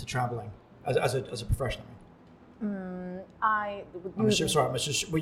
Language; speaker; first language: English; native; English